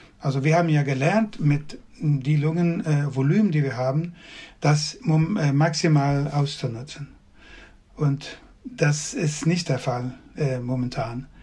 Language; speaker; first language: German; non-native, fluent; Swedish